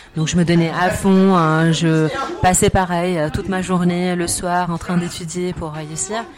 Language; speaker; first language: French; non-native, fluent; Arabic